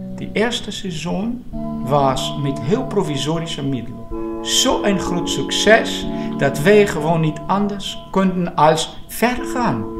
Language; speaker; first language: Dutch; non-native, fluent; Portuguese